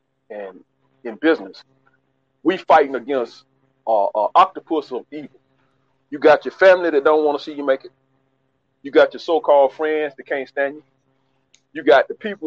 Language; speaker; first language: English; native; English